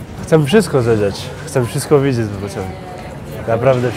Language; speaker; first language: Polish; early bilingual, heritage; French